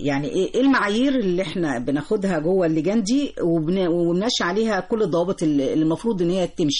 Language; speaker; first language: Arabic; native; Arabic